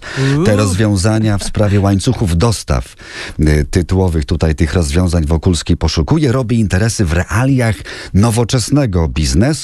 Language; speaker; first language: Polish; native; Polish